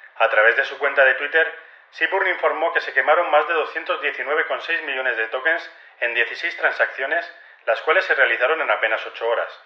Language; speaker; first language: Spanish; native; Spanish